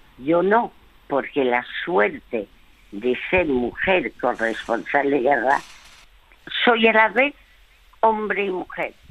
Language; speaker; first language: Spanish; early bilingual, other home language; French